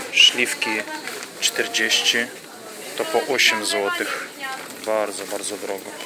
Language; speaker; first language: Polish; non-native, fluent; Russian